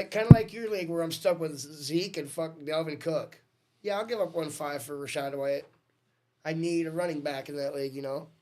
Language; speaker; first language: English; native; English